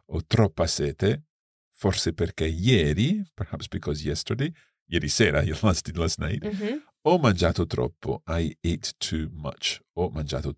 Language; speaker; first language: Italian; non-native, fluent; English